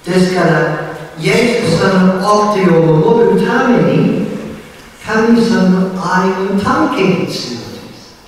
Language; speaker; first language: Japanese; non-native, fluent; English